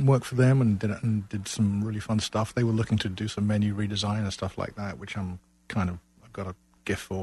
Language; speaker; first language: English; native; English